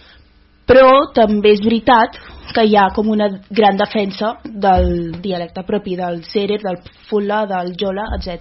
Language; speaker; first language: Catalan; early bilingual, other home language; Wolof